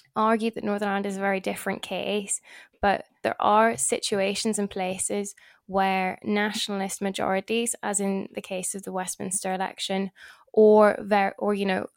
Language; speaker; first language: English; native; English